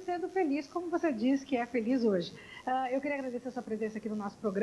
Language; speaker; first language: Portuguese; native; Portuguese